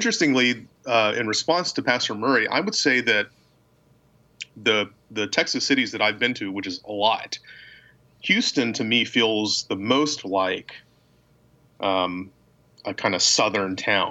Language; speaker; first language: English; native; English